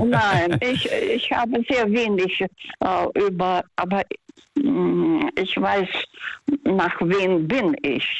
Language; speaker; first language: German; non-native, fluent; Russian